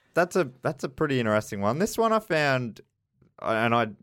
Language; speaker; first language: English; early bilingual, other home language; German